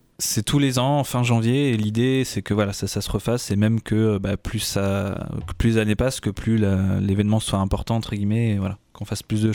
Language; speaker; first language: French; native; French